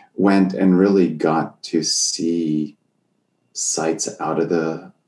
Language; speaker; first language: English; native; English